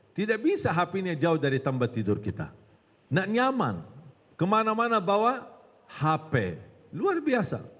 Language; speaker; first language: Malay; non-native, fluent; Arabic